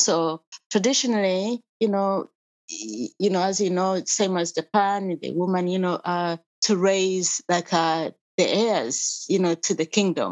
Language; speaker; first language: English; non-native, local second language; Kinyarwanda